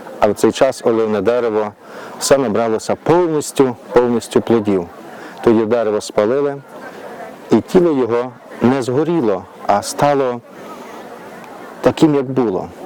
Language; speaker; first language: Ukrainian; native; Ukrainian